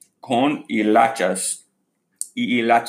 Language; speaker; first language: Spanish; non-native, learner; English